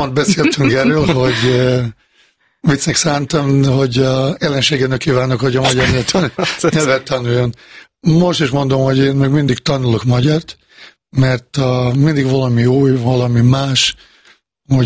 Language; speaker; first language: Hungarian; non-native, fluent; Bosnian